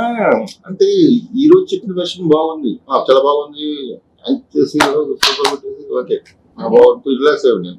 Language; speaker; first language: Telugu; native; Telugu